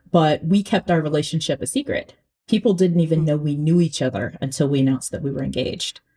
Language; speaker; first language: English; early bilingual, other home language; Akan